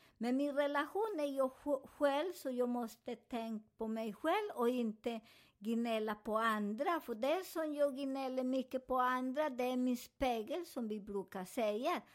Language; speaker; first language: Swedish; non-native, fluent; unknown